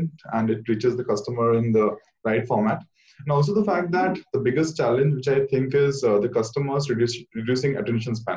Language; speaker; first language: English; non-native, local second language; Bangla